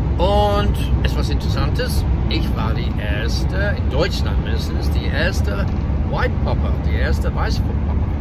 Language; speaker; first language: German; non-native, fluent; English